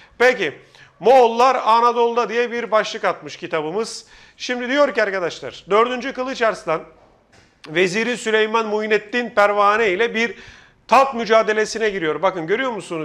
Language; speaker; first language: Turkish; native; Turkish